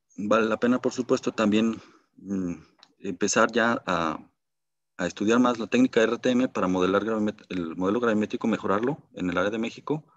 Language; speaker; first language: Spanish; native; Spanish